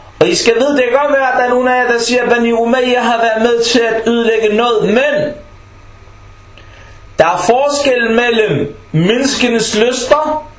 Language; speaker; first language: Danish; early bilingual, other home language; Arabic